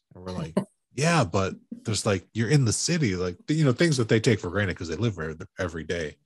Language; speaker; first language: English; native; English